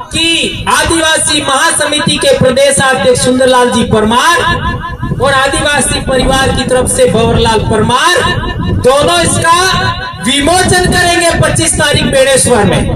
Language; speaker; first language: Hindi; non-native, local second language; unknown